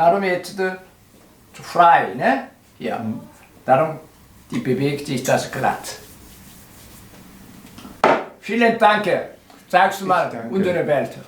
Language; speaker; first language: German; non-native, learner; Korean